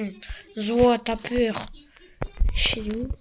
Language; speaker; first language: French; native; French